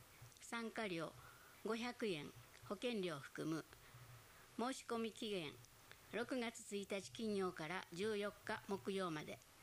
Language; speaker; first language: Japanese; native; Japanese